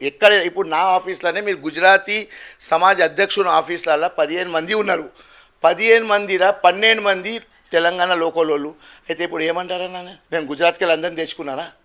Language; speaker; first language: Telugu; non-native, local second language; Gujarati